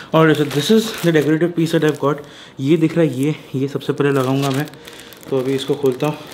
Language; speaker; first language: Hindi; non-native, local second language; Marathi